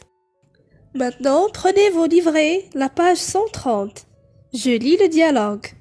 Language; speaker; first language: French; non-native, local second language; Arabic